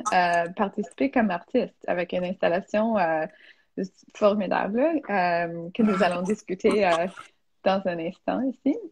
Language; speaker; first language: French; non-native, fluent; English